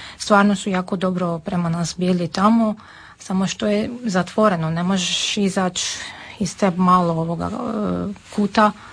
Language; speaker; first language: Serbian; non-native, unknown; Armenian